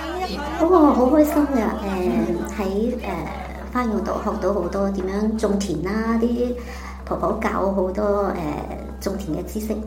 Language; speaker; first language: Chinese; native; Chinese